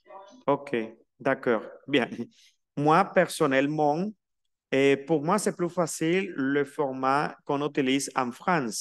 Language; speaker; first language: French; non-native, fluent; Spanish